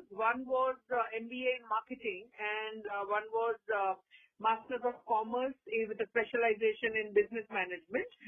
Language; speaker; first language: English; non-native, local second language; Gujarati